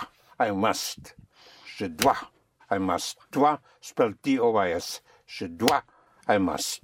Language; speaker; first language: French; non-native, fluent; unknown